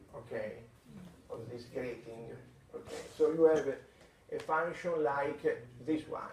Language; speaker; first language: English; non-native, fluent; Italian